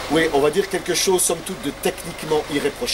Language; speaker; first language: French; native; French